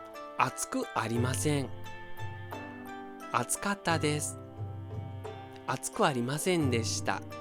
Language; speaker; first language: Japanese; non-native, fluent; Portuguese